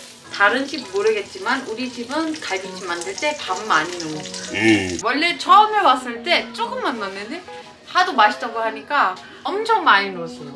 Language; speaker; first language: Korean; non-native, fluent; German